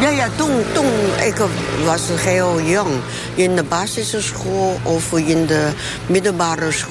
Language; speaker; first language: Dutch; non-native, learner; Chinese